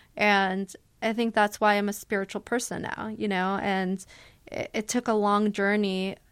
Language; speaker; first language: English; native; English